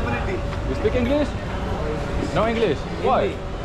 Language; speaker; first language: English; non-native, learner; Arabic